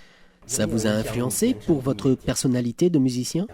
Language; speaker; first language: French; native; French